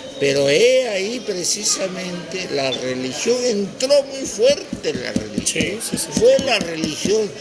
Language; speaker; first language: Spanish; native; Spanish